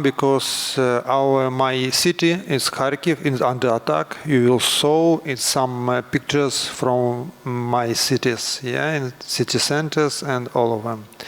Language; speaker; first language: English; non-native, learner; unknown